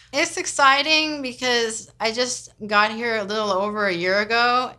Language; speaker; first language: English; native; English